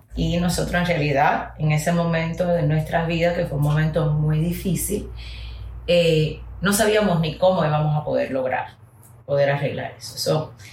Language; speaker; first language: Spanish; early bilingual, heritage; Spanish